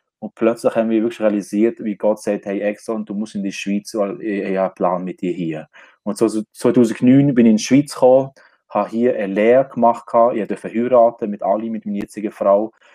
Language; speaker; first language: German; non-native, fluent; Albanian